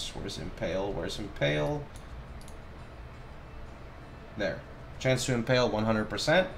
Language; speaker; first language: English; native; English